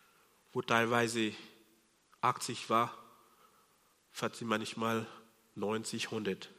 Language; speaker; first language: German; non-native, fluent; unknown